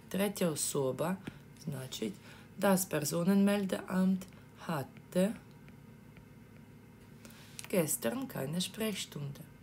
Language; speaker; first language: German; non-native, fluent; Ukrainian